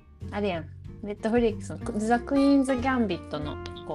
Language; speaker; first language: Japanese; early bilingual, heritage; Japanese